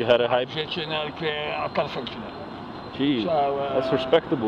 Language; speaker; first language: English; non-native, learner; Dutch